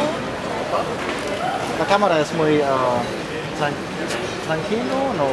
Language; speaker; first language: Spanish; non-native, learner; German